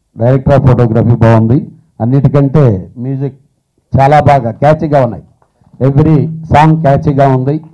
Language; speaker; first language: Telugu; native; Telugu